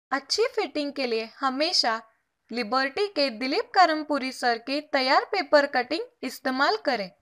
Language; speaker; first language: Hindi; non-native, local second language; Marathi